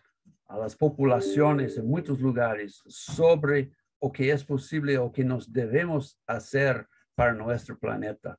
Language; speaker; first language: Spanish; non-native, learner; English